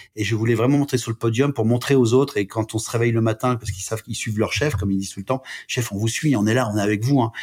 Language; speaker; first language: French; native; French